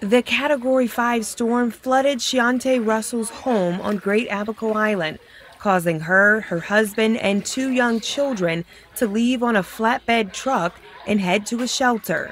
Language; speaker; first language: English; native; English